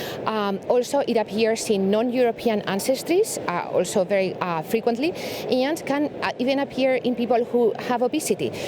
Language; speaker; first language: English; non-native, fluent; Spanish